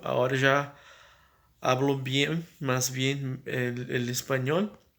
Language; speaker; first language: Spanish; non-native, fluent; Portuguese